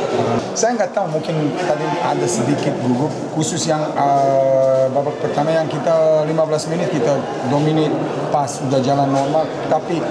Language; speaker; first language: Indonesian; non-native, fluent; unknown